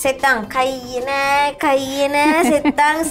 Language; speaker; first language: French; non-native, learner; Sinhala